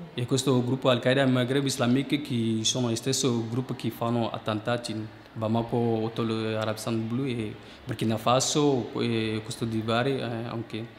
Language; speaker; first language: Italian; non-native, fluent; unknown